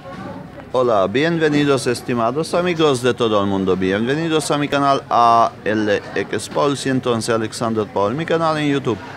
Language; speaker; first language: Spanish; non-native, fluent; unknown